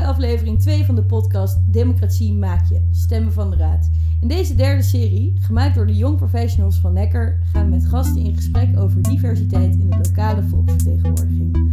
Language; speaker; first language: Dutch; native; Dutch